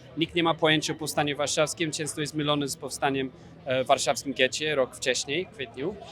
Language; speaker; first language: Polish; non-native, fluent; English